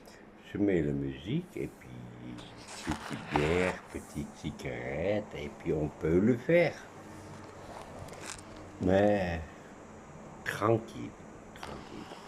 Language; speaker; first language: French; non-native, fluent; Dutch